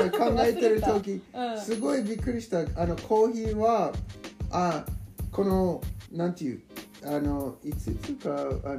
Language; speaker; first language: Japanese; non-native, learner; English